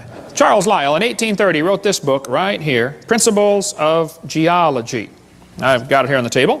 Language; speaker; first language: English; native; English